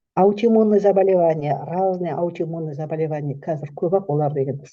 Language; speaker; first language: Russian; non-native, local second language; Kazakh